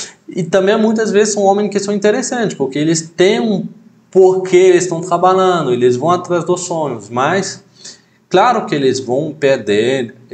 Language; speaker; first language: Portuguese; non-native, fluent; French